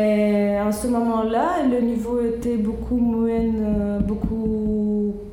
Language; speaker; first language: French; non-native, learner; Russian